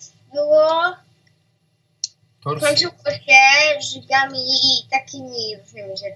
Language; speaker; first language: Polish; early bilingual, heritage; Polish